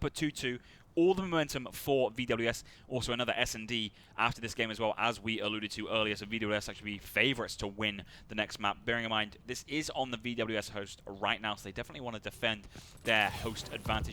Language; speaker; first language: English; native; English